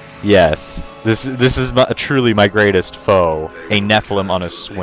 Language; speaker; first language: English; native; English